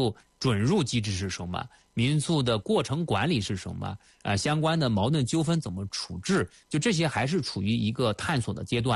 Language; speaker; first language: Chinese; native; Chinese